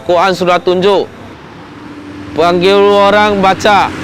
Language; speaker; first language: Indonesian; non-native, local second language; Chinese